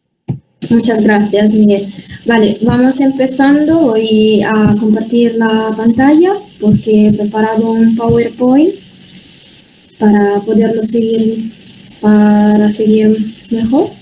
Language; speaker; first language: Spanish; non-native, fluent; Italian